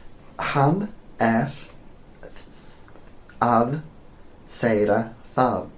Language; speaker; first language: Icelandic; non-native, learner; English